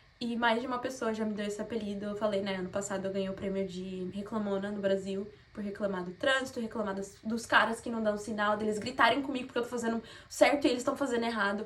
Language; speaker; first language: Portuguese; native; Portuguese